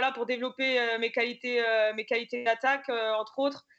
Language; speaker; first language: French; native; French